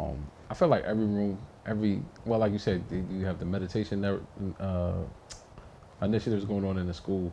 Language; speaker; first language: English; native; English